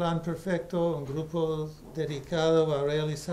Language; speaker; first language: Spanish; non-native, fluent; English